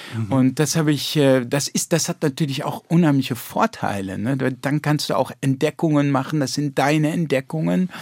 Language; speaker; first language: German; early bilingual, heritage; German